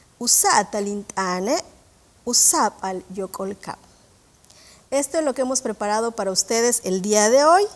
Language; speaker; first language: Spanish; non-native, local second language; Yucateco